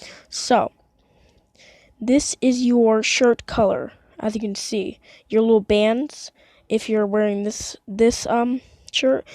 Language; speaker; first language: English; native; English